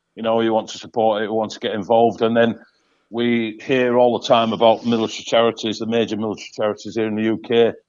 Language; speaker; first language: English; native; English